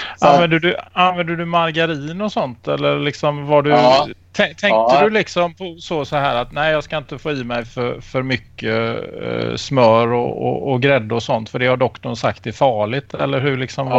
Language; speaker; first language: Swedish; native; Swedish